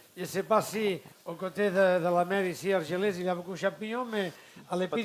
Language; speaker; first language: French; non-native, fluent; Catalan